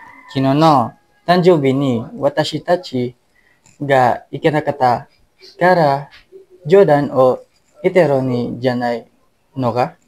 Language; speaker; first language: Japanese; non-native, learner; Filipino